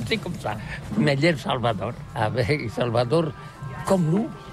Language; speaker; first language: French; non-native, learner; Catalan